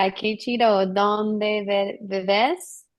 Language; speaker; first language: Spanish; non-native, learner; English